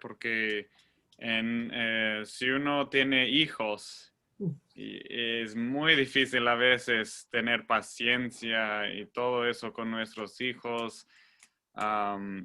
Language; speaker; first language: Spanish; non-native, fluent; English